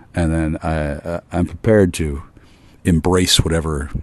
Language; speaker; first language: English; native; English